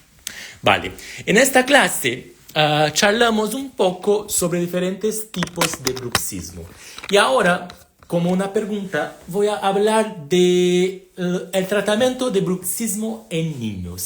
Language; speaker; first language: Spanish; non-native, fluent; Portuguese